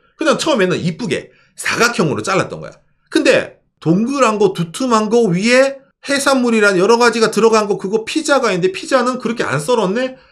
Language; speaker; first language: Korean; native; Korean